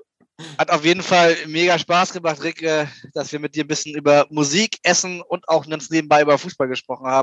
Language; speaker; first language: German; native; German